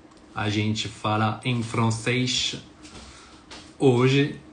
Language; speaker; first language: Portuguese; non-native, learner; French